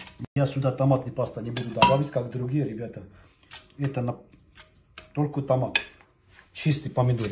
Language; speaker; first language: Russian; non-native, fluent; Armenian